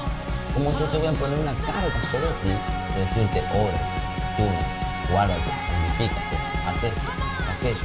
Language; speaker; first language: Spanish; native; Spanish